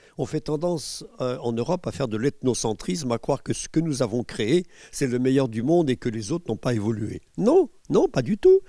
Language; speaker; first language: French; native; French